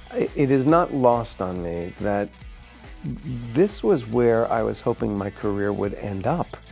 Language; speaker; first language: English; native; English